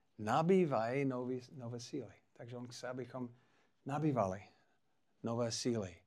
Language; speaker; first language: Czech; non-native, fluent; English